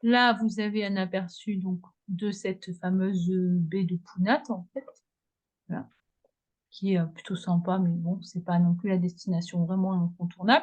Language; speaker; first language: French; native; French